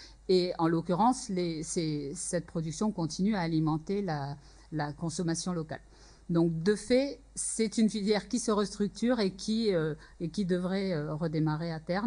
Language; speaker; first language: French; native; French